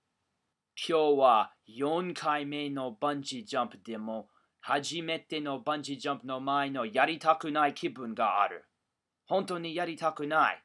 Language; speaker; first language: Japanese; non-native, learner; English